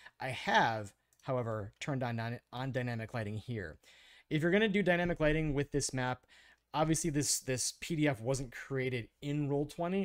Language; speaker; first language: English; native; English